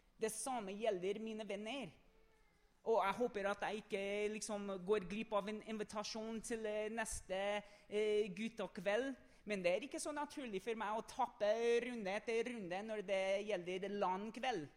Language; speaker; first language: Norwegian; non-native, fluent; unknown